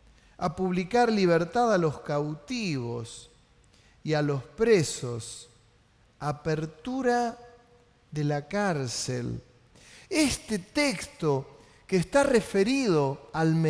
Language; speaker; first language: Spanish; native; Spanish